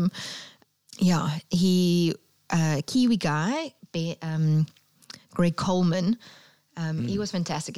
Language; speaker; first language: English; native; English